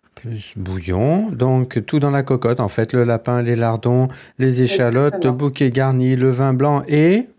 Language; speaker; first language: French; native; French